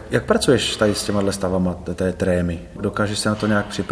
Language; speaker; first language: Czech; native; Czech